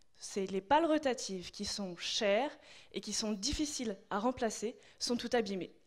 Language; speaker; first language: French; native; French